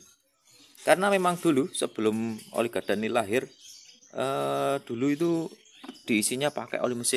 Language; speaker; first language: Indonesian; native; Indonesian